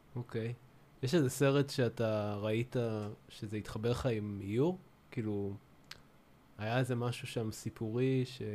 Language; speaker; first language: Hebrew; native; Hebrew